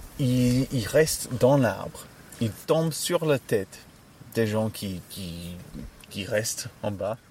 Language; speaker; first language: French; non-native, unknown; English